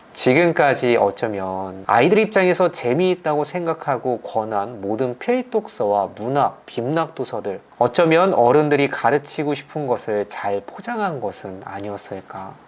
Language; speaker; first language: Korean; native; Korean